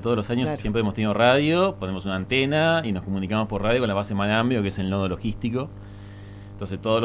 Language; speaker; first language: Spanish; native; Spanish